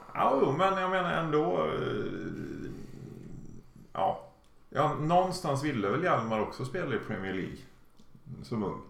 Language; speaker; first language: Swedish; native; Swedish